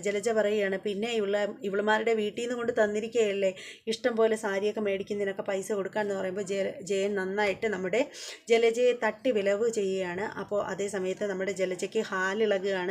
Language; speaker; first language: Malayalam; native; Malayalam